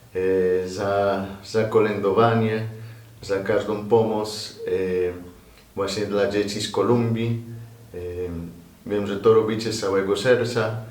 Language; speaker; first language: Polish; non-native, fluent; Spanish